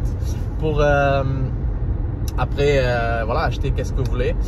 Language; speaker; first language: French; non-native, learner; Portuguese